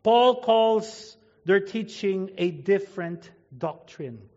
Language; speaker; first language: English; non-native, local second language; Filipino